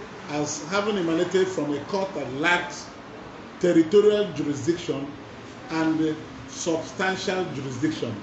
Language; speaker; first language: English; non-native, local second language; Igbo